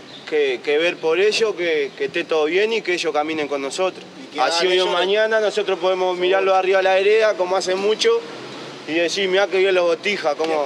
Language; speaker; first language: Spanish; native; Spanish